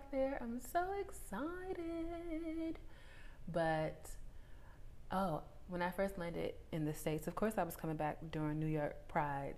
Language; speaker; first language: English; native; English